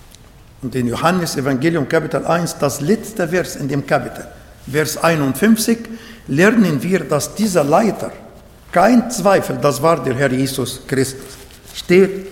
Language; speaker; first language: German; non-native, learner; Arabic